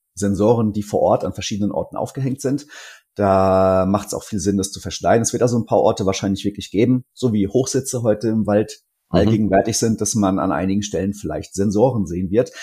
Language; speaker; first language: German; native; German